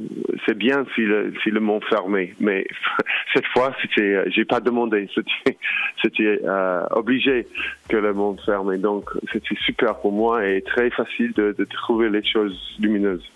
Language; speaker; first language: French; non-native, learner; English